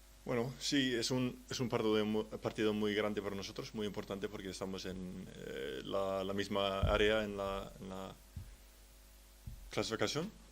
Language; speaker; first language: Spanish; non-native, learner; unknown